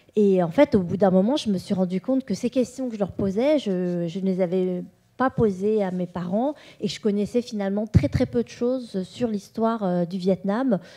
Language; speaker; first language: French; non-native, local second language; Vietnamese